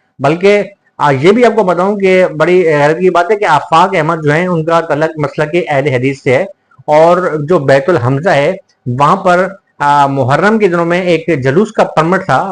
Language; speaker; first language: Urdu; native; Urdu